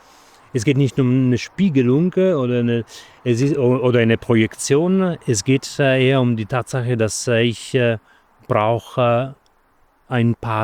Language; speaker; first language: German; non-native, fluent; Italian